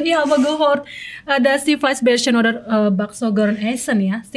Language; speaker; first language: German; non-native, learner; Indonesian